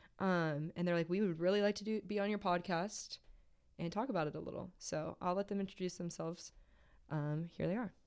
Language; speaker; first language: English; native; English